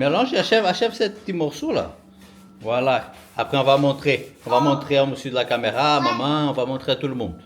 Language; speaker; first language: French; non-native, fluent; Portuguese